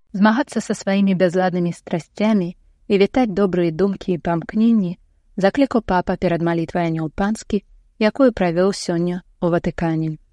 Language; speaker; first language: Belarusian; native; Belarusian